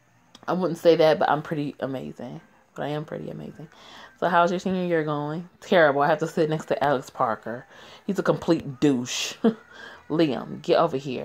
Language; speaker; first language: English; native; English